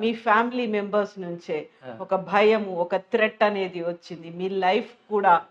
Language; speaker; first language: Telugu; native; Telugu